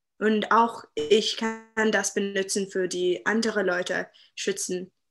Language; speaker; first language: German; non-native, learner; English